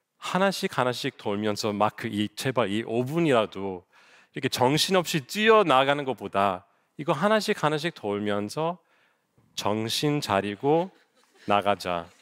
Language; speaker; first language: Korean; non-native, fluent; English